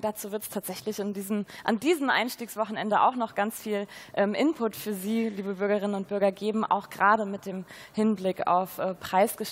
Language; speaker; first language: German; native; German